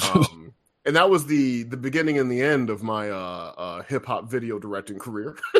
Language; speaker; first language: English; native; English